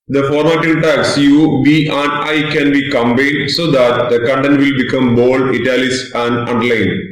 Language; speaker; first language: English; non-native, local second language; Malayalam